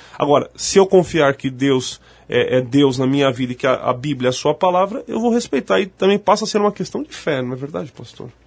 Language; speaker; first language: Portuguese; native; Portuguese